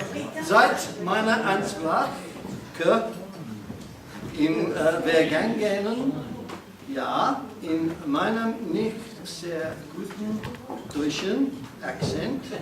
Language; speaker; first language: German; non-native, learner; English